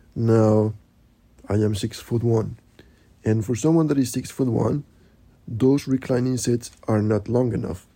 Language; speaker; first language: English; non-native, fluent; Spanish